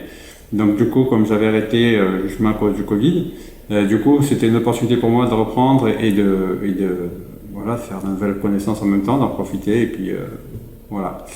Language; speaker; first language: French; native; French